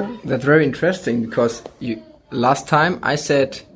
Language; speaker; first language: English; non-native, fluent; German